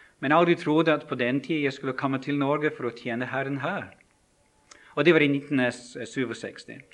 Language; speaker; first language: Norwegian; non-native, fluent; English